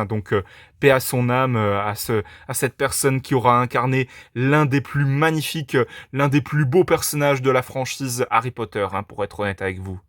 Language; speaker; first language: French; native; French